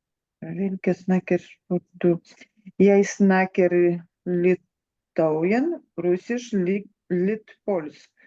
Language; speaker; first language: Norwegian; non-native, learner; Lithuanian